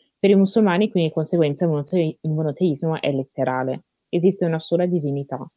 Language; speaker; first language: Italian; early bilingual, other home language; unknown